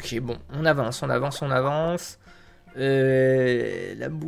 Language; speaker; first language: French; native; French